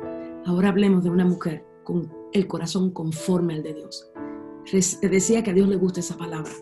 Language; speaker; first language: Spanish; native; Spanish